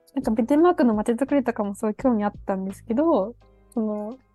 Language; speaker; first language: Japanese; native; Japanese